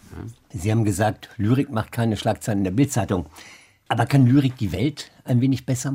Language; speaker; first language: German; native; German